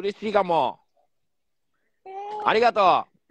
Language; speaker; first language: Japanese; native; Japanese